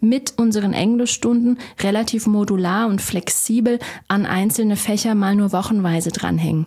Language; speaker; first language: German; native; German